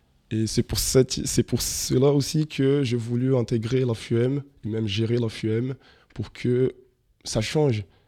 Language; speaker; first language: French; non-native, fluent; Portuguese